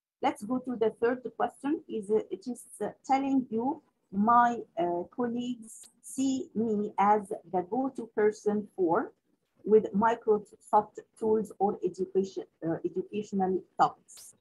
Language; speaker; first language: English; non-native, local second language; Arabic